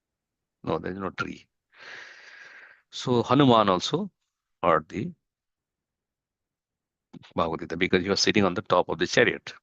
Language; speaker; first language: English; non-native, fluent; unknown